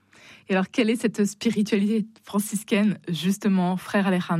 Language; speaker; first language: French; native; French